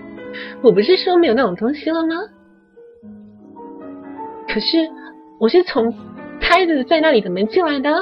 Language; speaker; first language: Chinese; native; Chinese